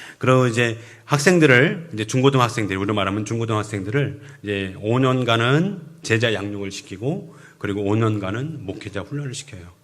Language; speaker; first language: Korean; native; Korean